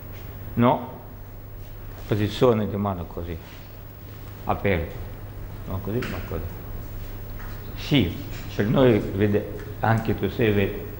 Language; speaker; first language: Italian; non-native, learner; Russian